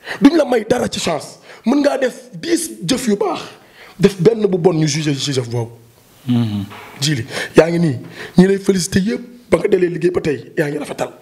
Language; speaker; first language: Wolof; native; Wolof